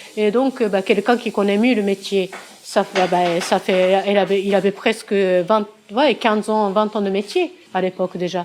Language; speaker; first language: French; non-native, fluent; Japanese